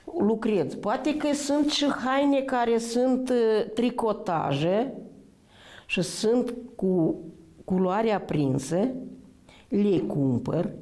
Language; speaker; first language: Romanian; non-native, local second language; Romany